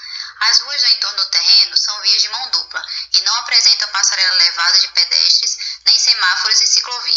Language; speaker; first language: Portuguese; native; Portuguese